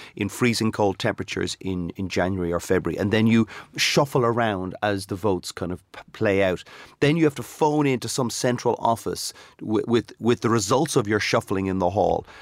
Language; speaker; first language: English; native; English